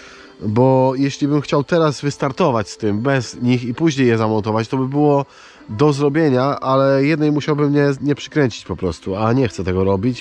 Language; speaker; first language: Polish; native; Polish